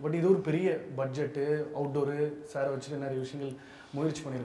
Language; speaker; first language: Tamil; native; Tamil